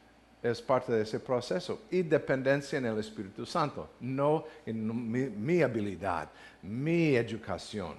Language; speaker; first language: Spanish; non-native, learner; English